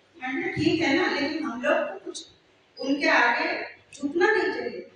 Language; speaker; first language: Hindi; non-native, local second language; Marathi